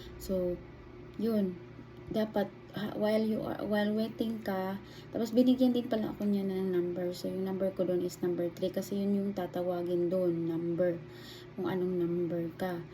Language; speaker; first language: Filipino; non-native, local second language; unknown